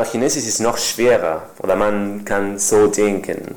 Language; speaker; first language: German; non-native, learner; Spanish